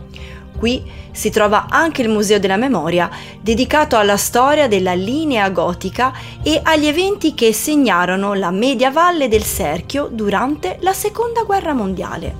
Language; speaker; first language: Italian; native; Italian